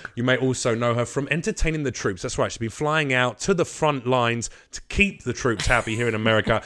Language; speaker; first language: English; native; English